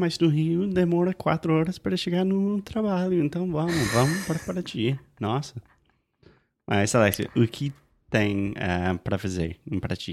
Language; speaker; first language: Portuguese; non-native, fluent; English